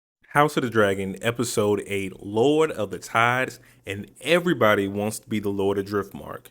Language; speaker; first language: English; native; English